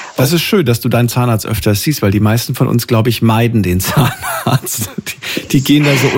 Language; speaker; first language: German; native; German